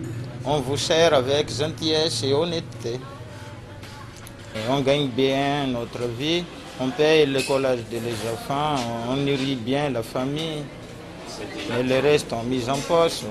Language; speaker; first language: French; non-native, local second language; Malagasy